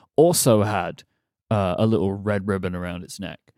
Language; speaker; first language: English; native; English